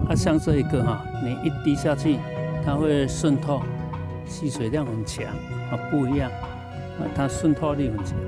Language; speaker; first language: Chinese; native; Chinese